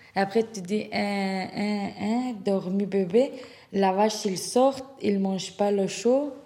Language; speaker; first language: French; non-native, learner; Turkish